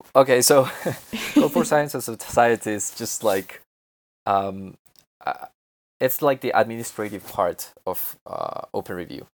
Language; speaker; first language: English; non-native, fluent; Spanish